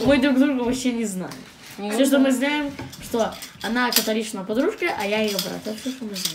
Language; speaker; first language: Russian; early bilingual, heritage; English